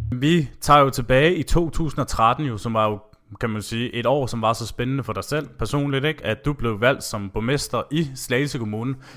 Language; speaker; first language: Danish; native; Danish